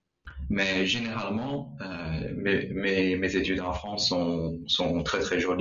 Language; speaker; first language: French; non-native, learner; Chinese